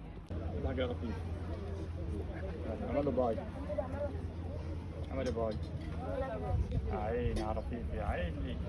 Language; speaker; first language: Arabic; native; Arabic